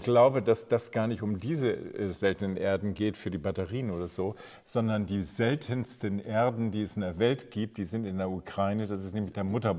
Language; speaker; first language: German; native; German